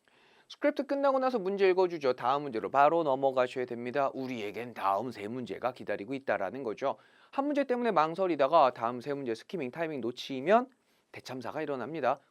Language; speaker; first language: Korean; native; Korean